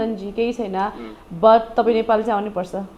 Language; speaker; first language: Nepali; native; Nepali